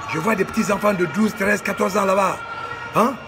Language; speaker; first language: French; non-native, local second language; Bambara